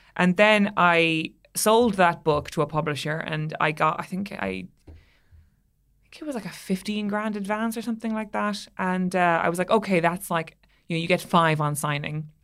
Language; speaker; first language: English; native; English